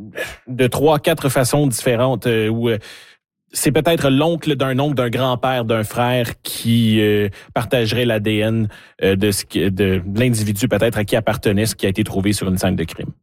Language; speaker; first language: French; native; French